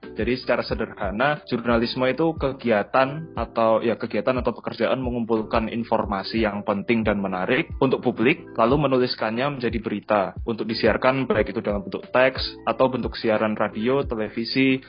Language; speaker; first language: Indonesian; native; Indonesian